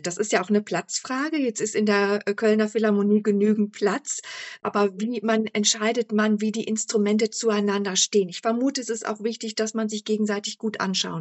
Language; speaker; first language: German; native; German